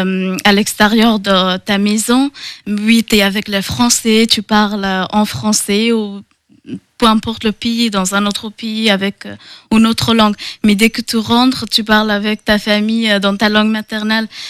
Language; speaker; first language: French; non-native, fluent; Persian